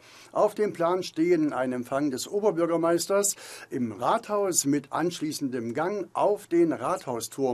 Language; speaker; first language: German; native; German